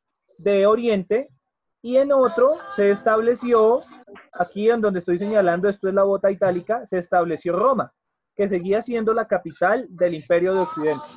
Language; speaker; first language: Spanish; native; Spanish